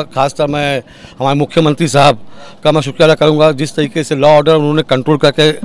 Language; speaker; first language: Hindi; non-native, local second language; Urdu